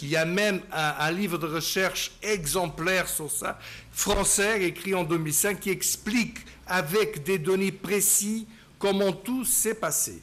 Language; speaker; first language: French; non-native, fluent; Portuguese